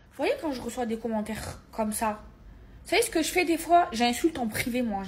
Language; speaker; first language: French; native; French